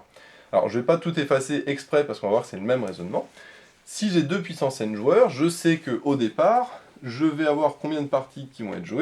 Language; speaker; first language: French; native; French